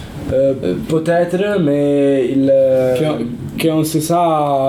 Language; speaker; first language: French; non-native, learner; Italian